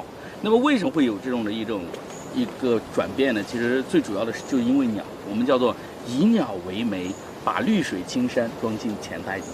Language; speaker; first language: Chinese; native; Chinese